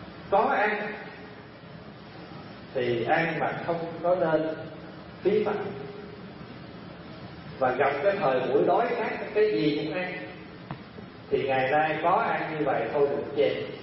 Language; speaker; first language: Vietnamese; early bilingual, heritage; Vietnamese